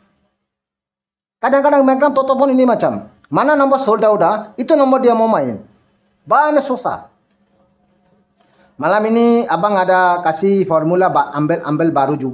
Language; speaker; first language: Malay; non-native, learner; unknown